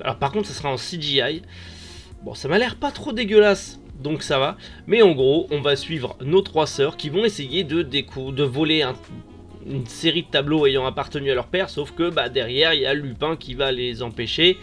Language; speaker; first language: French; native; French